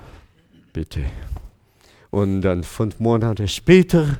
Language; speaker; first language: German; non-native, fluent; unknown